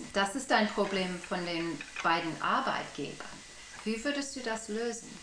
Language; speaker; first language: German; non-native, fluent; English